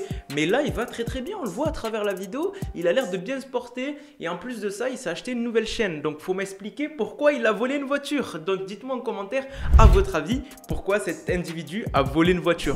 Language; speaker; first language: French; native; French